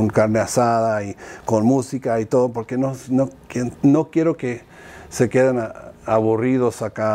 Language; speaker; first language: Spanish; early bilingual, heritage; Spanish